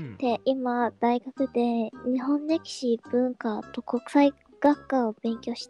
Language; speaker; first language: Japanese; non-native, learner; Filipino